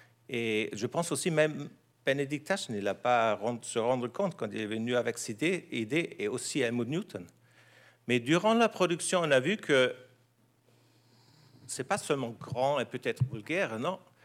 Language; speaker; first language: French; non-native, fluent; German